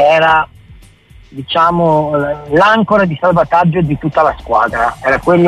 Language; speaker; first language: Italian; native; Italian